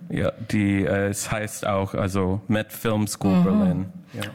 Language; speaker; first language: German; non-native, learner; English